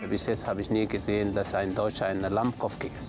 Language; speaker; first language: German; non-native, learner; Arabic